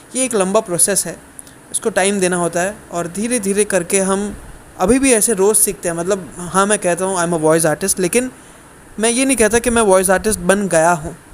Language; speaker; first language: Hindi; non-native, local second language; Gujarati